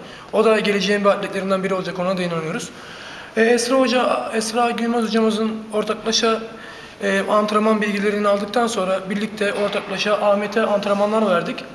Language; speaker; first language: Turkish; native; Turkish